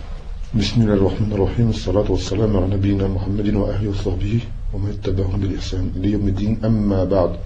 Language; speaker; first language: Arabic; non-native, fluent; French